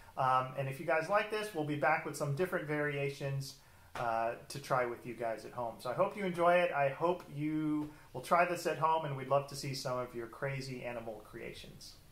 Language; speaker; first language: English; native; English